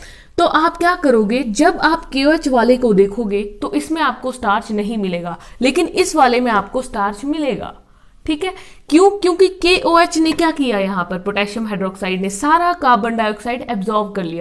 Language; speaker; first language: Hindi; native; Hindi